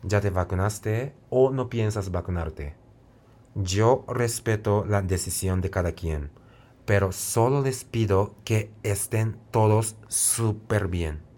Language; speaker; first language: Spanish; non-native, fluent; Japanese